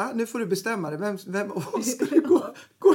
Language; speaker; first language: Swedish; native; Swedish